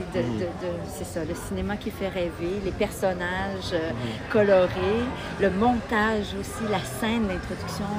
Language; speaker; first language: French; native; French